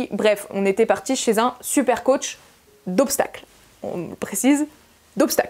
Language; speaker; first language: French; native; French